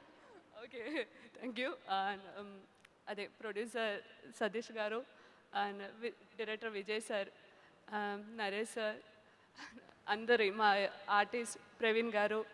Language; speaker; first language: Telugu; non-native, learner; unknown